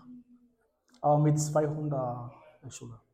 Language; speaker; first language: German; non-native, fluent; Spanish